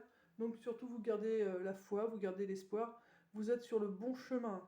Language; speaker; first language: French; native; French